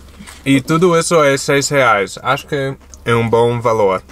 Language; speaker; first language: Portuguese; non-native, fluent; English